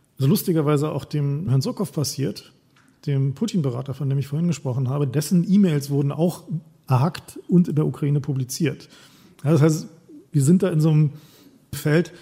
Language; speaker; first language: German; native; German